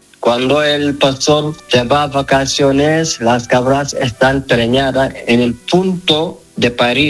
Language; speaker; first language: Spanish; non-native, learner; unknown